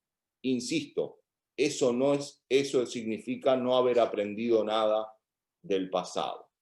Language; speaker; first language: Spanish; native; Spanish